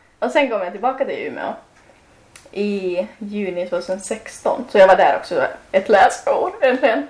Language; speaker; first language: Swedish; non-native, local second language; Finnish